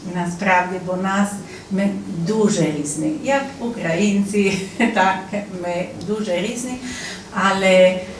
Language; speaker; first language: Ukrainian; non-native, learner; Polish